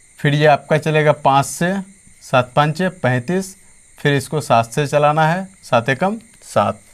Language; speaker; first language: Hindi; native; Hindi